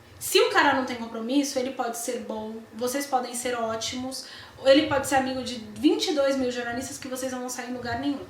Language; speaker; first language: Portuguese; native; Portuguese